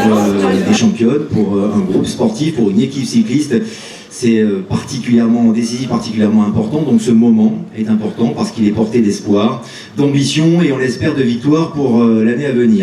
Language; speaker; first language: French; native; French